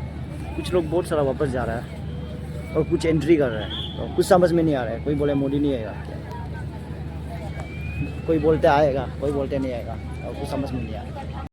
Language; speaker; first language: Hindi; non-native, local second language; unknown